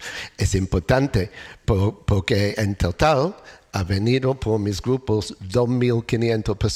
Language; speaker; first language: Spanish; non-native, learner; English